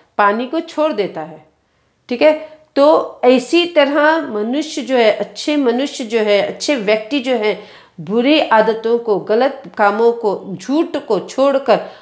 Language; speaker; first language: Hindi; non-native, local second language; Kannada